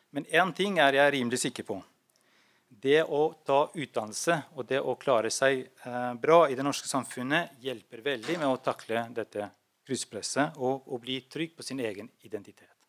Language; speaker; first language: Norwegian; non-native, fluent; Albanian